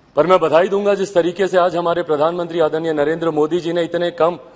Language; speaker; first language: Hindi; native; Hindi